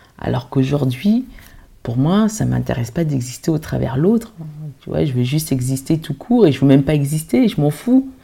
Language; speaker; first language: French; early bilingual, other home language; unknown